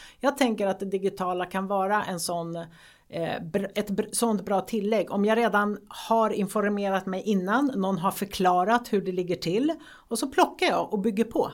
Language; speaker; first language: Swedish; early bilingual, other home language; Greek